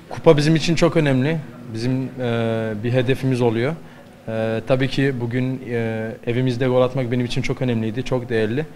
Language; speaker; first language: Turkish; early bilingual, heritage; Turkish